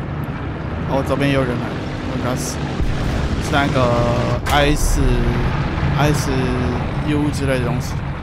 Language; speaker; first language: Chinese; native; Chinese